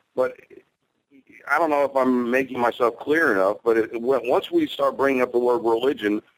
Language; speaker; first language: English; native; English